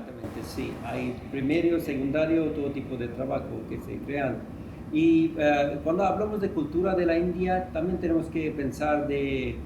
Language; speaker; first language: Spanish; non-native, fluent; Hindi